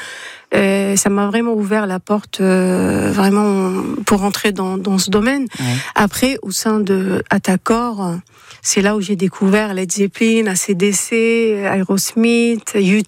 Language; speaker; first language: French; non-native, local second language; Arabic